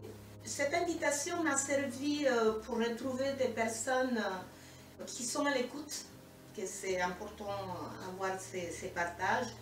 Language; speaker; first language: French; non-native, fluent; Spanish